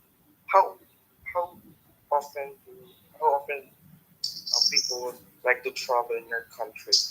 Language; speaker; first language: English; non-native, learner; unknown